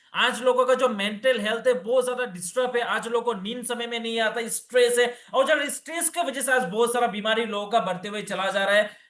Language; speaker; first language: Hindi; non-native, local second language; Bangla